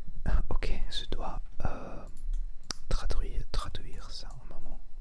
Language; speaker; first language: French; non-native, learner; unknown